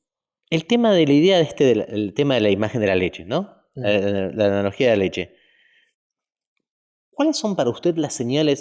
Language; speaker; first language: Spanish; native; Spanish